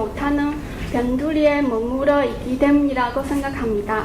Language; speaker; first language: Korean; non-native, fluent; Chinese